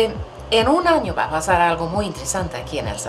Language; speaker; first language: Spanish; non-native, fluent; Swedish